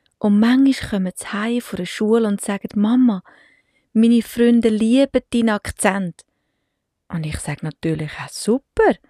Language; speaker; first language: German; native; German